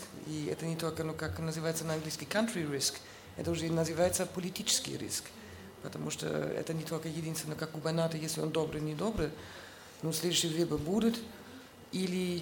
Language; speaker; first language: Russian; non-native, fluent; German